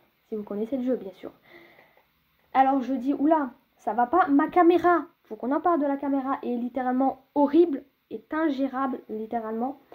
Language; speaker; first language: French; native; French